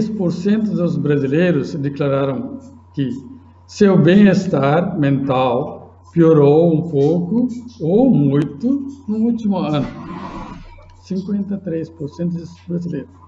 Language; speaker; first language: Portuguese; non-native, fluent; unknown